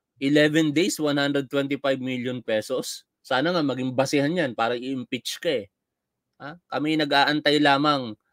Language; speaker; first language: Filipino; native; Filipino